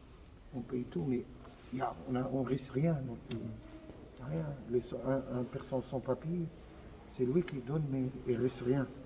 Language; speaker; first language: French; non-native, fluent; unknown